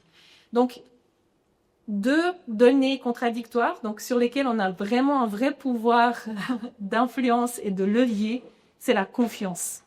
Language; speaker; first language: French; native; French